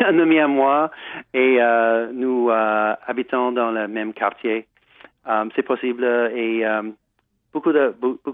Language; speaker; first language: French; non-native, learner; English